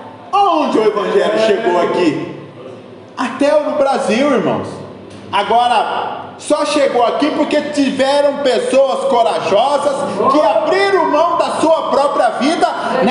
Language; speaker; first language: Portuguese; native; Portuguese